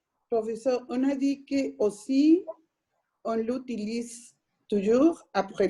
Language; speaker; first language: French; non-native, learner; Spanish